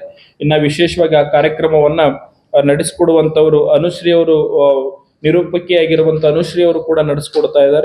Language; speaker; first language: Kannada; native; Kannada